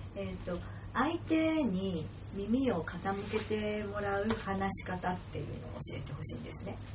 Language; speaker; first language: Japanese; native; Japanese